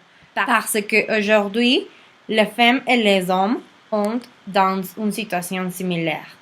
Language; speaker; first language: French; non-native, learner; Spanish